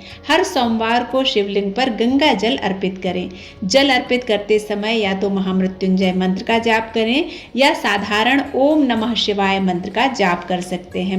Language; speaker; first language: Hindi; native; Hindi